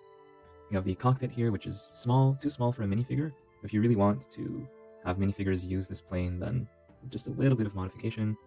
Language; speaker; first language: English; native; English